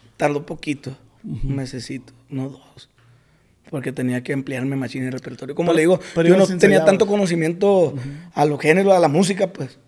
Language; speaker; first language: Spanish; native; Spanish